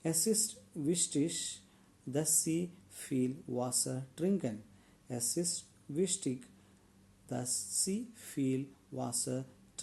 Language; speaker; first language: German; non-native, learner; Malayalam